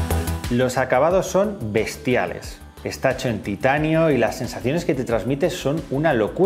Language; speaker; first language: Spanish; native; Spanish